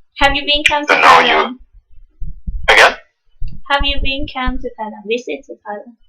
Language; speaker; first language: English; non-native, learner; Thai